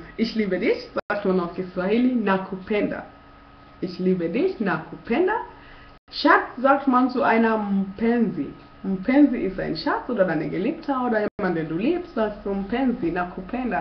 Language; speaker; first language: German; non-native, fluent; Swahili